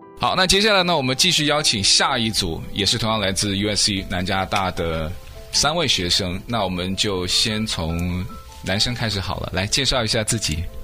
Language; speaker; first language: Chinese; native; Chinese